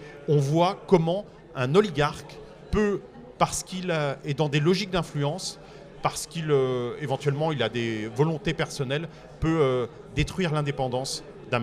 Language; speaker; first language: French; native; French